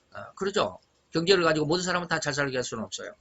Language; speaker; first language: Korean; native; Korean